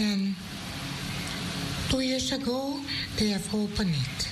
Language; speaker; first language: English; non-native, learner; Dutch